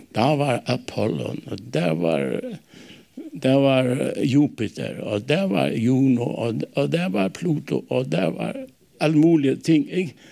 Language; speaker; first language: Danish; non-native, local second language; Faroese